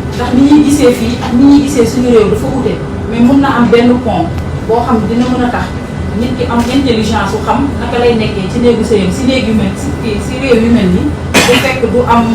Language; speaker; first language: Wolof; non-native, local second language; Fula